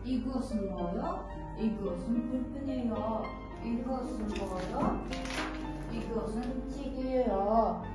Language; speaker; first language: Korean; non-native, learner; Uzbek